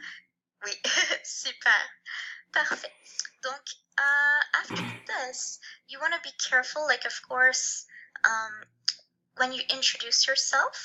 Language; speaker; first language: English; non-native, fluent; French